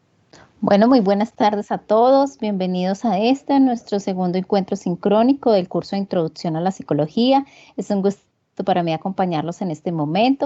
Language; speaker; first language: Spanish; native; Spanish